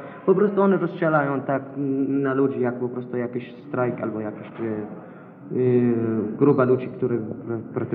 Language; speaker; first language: Polish; non-native, learner; Arabic